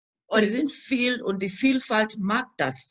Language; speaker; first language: German; non-native, fluent; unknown